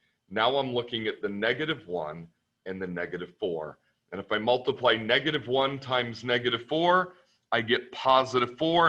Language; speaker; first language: English; native; English